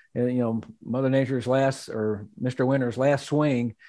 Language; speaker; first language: English; native; English